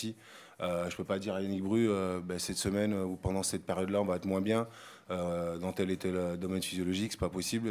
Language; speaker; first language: French; native; French